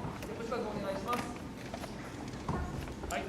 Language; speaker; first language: Japanese; native; Japanese